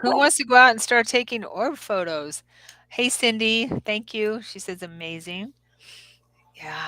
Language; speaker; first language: English; native; English